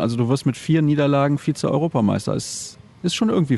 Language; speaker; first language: German; native; German